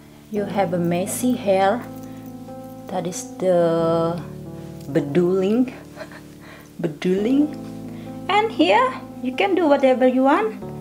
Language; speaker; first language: English; non-native, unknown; Indonesian